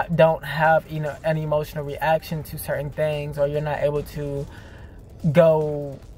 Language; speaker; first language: English; native; English